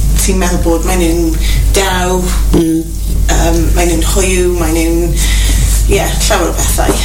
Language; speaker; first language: Welsh; non-native, local second language; English